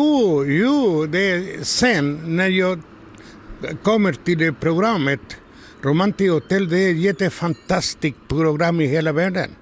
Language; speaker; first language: Swedish; non-native, learner; Spanish